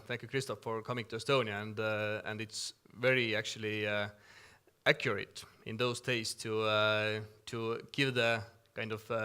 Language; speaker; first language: English; non-native, fluent; Estonian